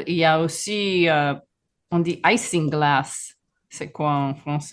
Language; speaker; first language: French; non-native, fluent; English